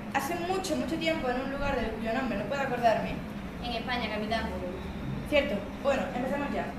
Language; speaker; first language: Spanish; native; Spanish